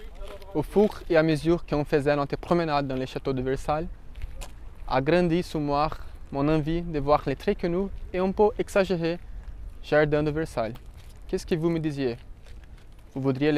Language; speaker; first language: French; non-native, fluent; Portuguese